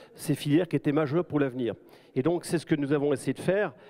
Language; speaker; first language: French; native; French